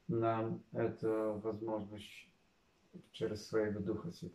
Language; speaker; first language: Polish; non-native, learner; Russian